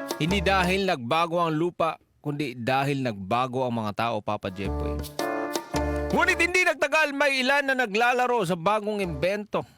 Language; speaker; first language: Filipino; native; Filipino